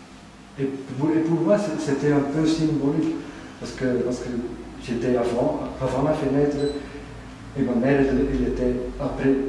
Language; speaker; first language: French; non-native, fluent; Dutch